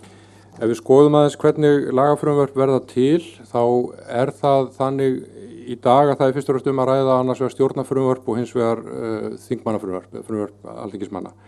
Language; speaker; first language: Icelandic; native; Icelandic